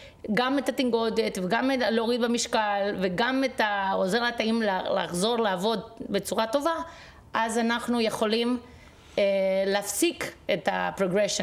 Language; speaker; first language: Hebrew; non-native, fluent; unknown